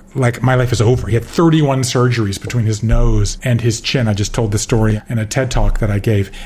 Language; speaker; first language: English; native; English